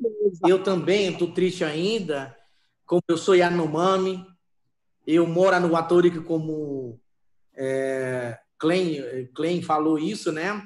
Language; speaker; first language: Portuguese; non-native, local second language; Yanomámi